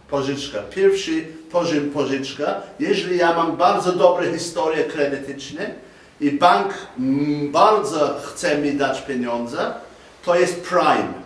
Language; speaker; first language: Polish; non-native, learner; English